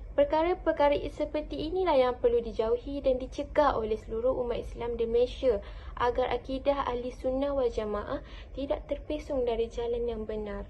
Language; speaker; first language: Malay; native; Malay